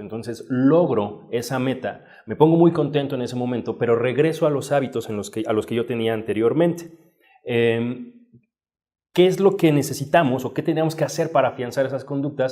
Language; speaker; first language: Spanish; native; Spanish